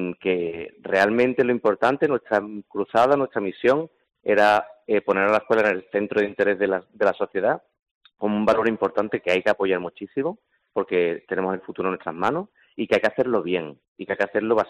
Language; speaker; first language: Spanish; native; Spanish